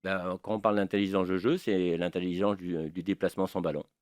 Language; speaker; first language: French; native; French